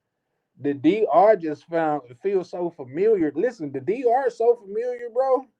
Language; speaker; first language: English; native; English